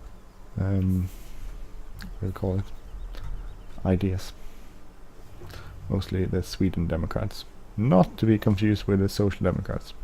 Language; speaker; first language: English; non-native, fluent; Swedish